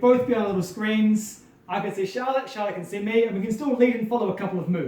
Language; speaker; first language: English; native; English